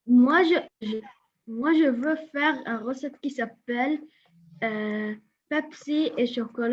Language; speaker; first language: French; non-native, learner; Arabic